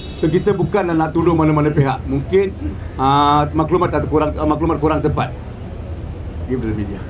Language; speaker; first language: Malay; non-native, local second language; Tamil